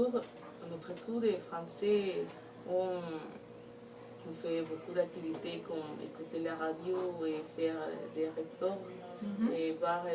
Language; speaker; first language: French; non-native, fluent; Spanish